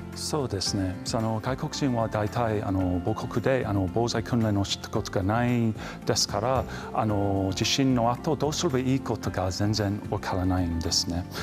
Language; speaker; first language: Japanese; non-native, fluent; English